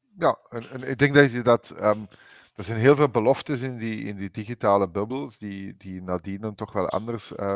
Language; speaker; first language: Dutch; native; Dutch